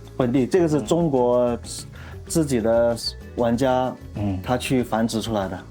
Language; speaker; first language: Chinese; native; Chinese